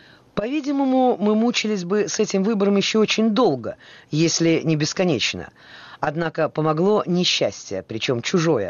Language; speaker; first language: Russian; native; Russian